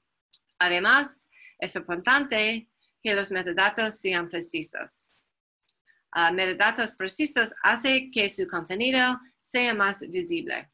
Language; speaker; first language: Spanish; non-native, fluent; English